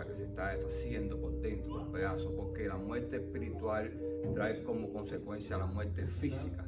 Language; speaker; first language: Spanish; native; Spanish